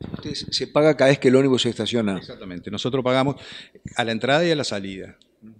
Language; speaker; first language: Spanish; native; Spanish